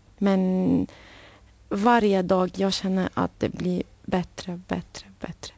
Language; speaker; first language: Swedish; non-native, learner; Arabic